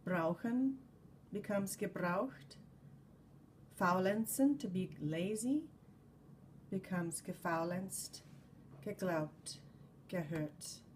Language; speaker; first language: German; non-native, fluent; English